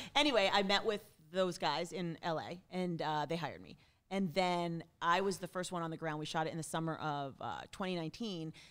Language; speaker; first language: English; native; English